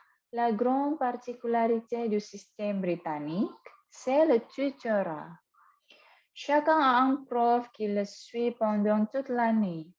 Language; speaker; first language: French; non-native, fluent; Indonesian